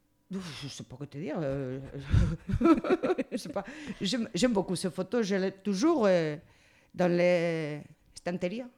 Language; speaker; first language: French; non-native, fluent; Spanish